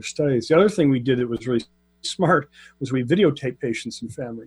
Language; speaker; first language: English; native; English